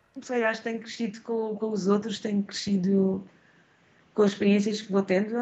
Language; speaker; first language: Portuguese; native; Portuguese